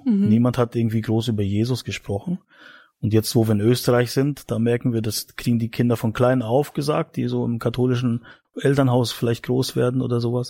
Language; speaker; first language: German; native; German